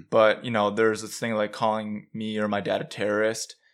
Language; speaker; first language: English; early bilingual, other home language; Urdu